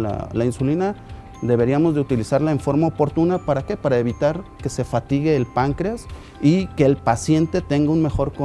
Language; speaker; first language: Spanish; native; Spanish